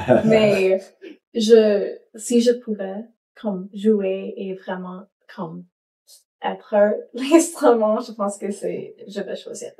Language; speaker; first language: French; non-native, learner; English